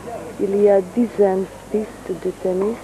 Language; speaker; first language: French; non-native, fluent; Hungarian